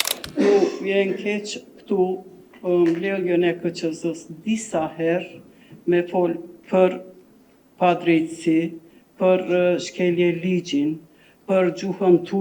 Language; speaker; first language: Albanian; non-native, local second language; Turkish